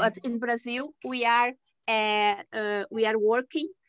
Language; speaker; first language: English; non-native, learner; Portuguese